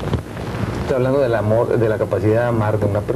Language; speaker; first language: Spanish; native; Spanish